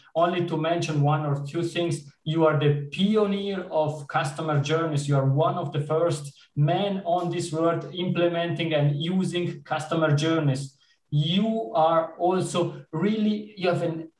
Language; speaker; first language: English; non-native, fluent; Italian